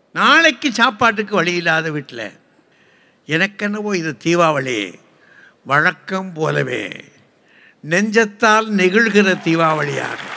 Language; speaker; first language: Tamil; native; Tamil